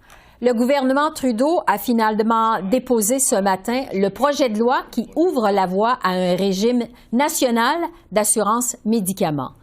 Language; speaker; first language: French; native; French